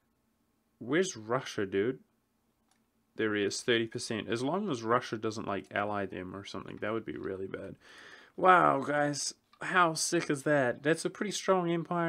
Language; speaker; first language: English; native; English